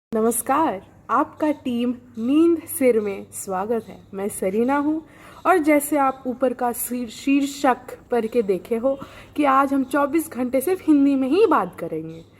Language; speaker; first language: Hindi; non-native, local second language; Bangla